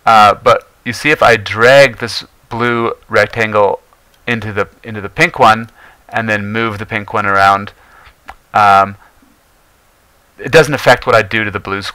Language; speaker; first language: English; native; English